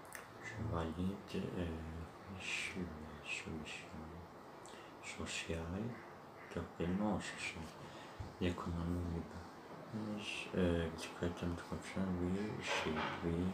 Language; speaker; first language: French; non-native, learner; Turkish